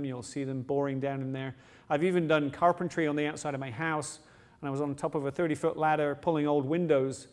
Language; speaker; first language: English; native; English